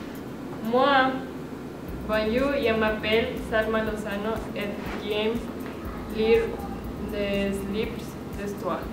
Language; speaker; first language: French; non-native, learner; Spanish